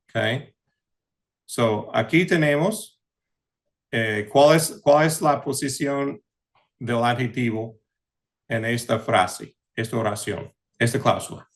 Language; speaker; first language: Spanish; early bilingual, heritage; English